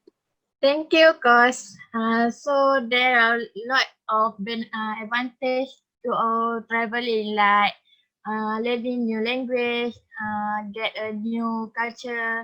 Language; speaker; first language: English; non-native, local second language; Malay